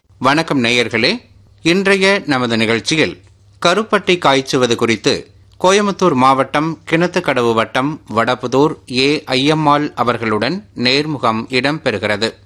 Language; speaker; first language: Tamil; native; Tamil